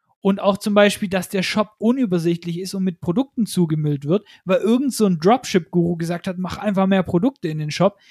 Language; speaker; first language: German; native; German